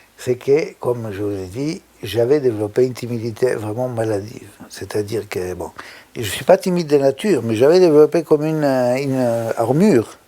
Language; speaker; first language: French; non-native, fluent; Spanish